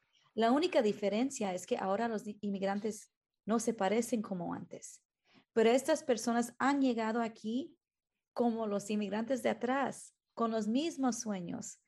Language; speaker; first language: Spanish; early bilingual, heritage; Spanish